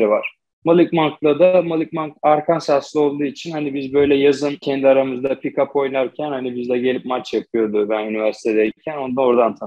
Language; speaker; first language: Turkish; native; Turkish